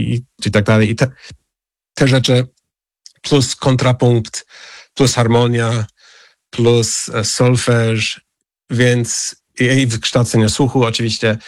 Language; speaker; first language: Polish; non-native, fluent; English